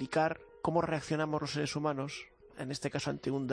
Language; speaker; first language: Spanish; native; Spanish